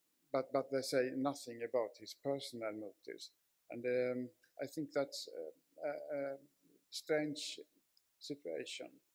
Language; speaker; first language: English; non-native, fluent; Swedish